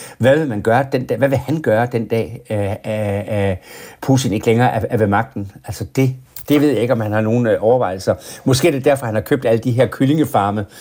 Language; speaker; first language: Danish; native; Danish